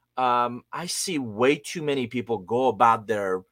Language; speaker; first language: English; non-native, fluent; Persian